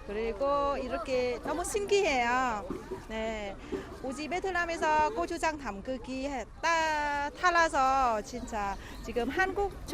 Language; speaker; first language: Korean; non-native, learner; Vietnamese